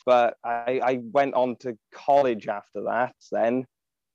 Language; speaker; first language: English; native; English